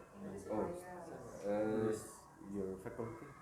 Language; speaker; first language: English; non-native, learner; Indonesian